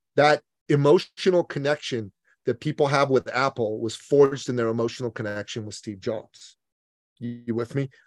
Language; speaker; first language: English; early bilingual, other home language; Persian